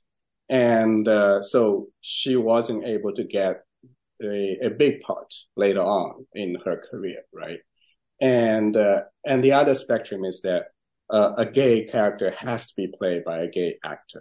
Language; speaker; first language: English; non-native, fluent; Chinese